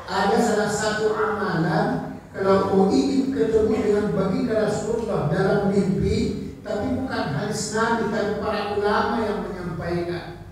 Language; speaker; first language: Indonesian; native; Indonesian